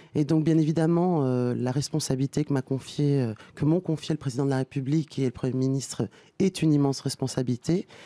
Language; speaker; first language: French; native; French